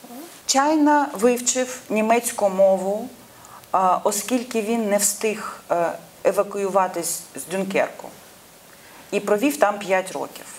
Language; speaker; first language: Ukrainian; non-native, local second language; Russian